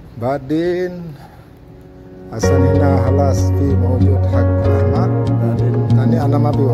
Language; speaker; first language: Arabic; non-native, learner; Indonesian